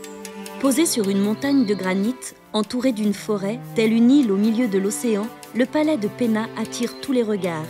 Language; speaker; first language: French; native; French